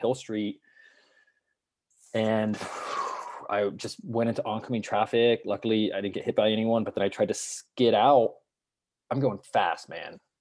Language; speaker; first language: English; native; English